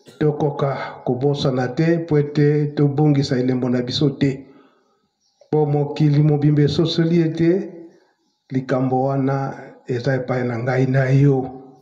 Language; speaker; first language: Lingala; non-native, local second language; Kongo